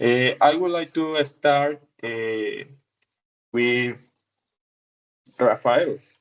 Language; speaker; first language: English; non-native, learner; Spanish